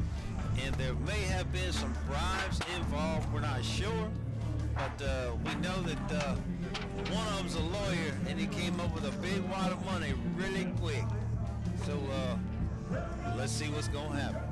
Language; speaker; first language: English; native; English